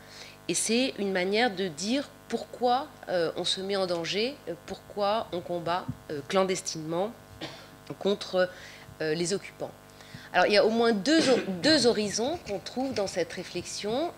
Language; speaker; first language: French; native; French